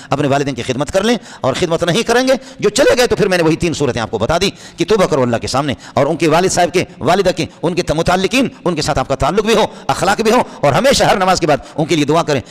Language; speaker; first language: Urdu; non-native, local second language; Baluchi